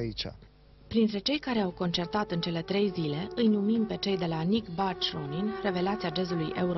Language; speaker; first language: Romanian; native; Romanian